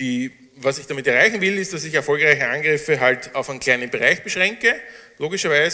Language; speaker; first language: German; native; German